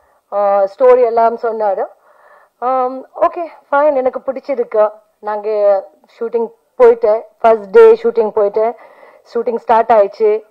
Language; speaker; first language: Tamil; non-native, learner; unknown